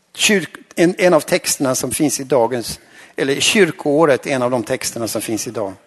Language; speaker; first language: Swedish; native; Swedish